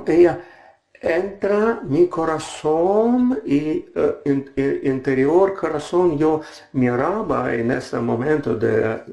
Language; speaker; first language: Spanish; non-native, learner; Russian